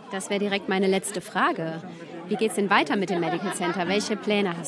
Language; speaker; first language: German; native; German